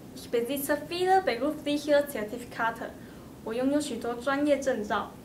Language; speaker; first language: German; non-native, learner; Chinese